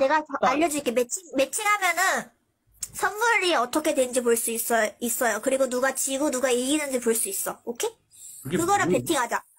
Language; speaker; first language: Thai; early bilingual, other home language; Korean